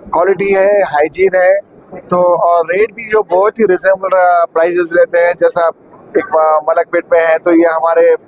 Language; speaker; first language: Hindi; non-native, local second language; Urdu